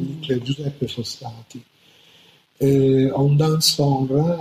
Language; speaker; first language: Turkish; non-native, fluent; Italian